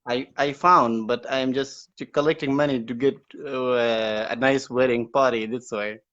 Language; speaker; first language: English; non-native, learner; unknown